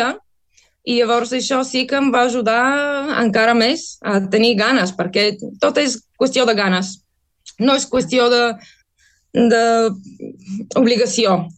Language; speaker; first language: Catalan; non-native, fluent; Bulgarian